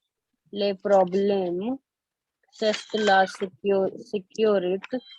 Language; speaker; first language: French; non-native, learner; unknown